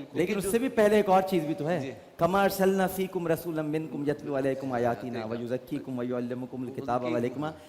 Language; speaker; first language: Urdu; native; Urdu